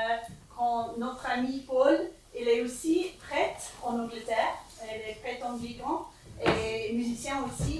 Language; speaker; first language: French; non-native, learner; English